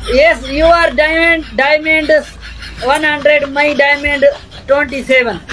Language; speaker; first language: English; non-native, learner; Urdu